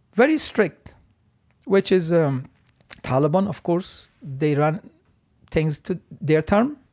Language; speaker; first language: English; non-native, fluent; Persian